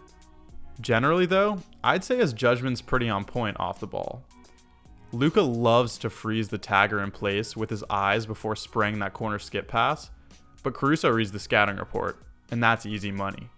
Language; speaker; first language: English; native; English